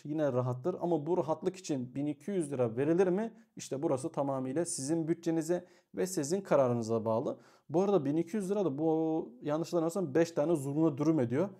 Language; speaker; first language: Turkish; native; Turkish